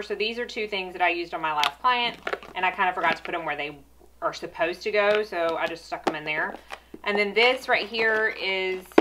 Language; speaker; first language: English; native; English